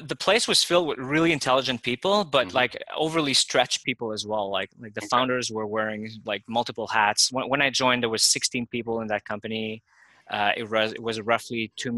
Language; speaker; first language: English; native; English